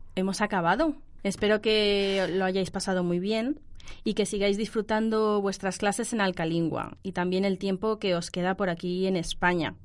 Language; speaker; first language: Spanish; native; Spanish